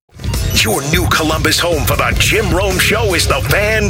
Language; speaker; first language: English; native; English